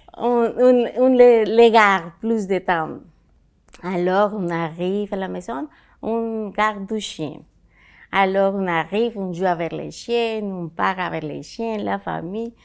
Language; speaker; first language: French; non-native, learner; Spanish